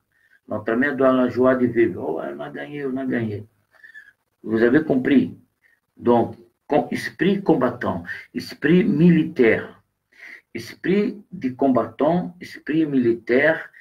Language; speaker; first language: French; non-native, learner; Portuguese